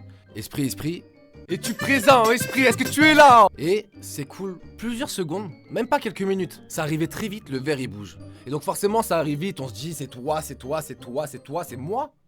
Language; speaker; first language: French; native; French